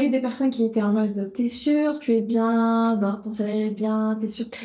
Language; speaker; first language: French; native; French